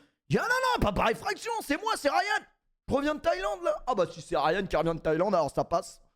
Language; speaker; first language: French; native; French